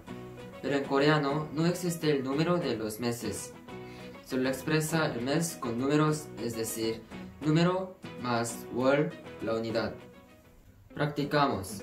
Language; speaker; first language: Spanish; non-native, fluent; Korean